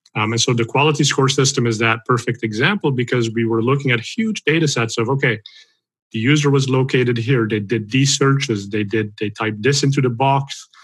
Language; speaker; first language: English; non-native, fluent; Dutch